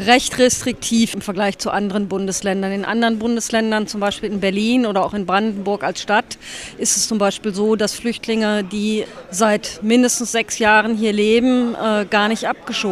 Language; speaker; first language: German; native; German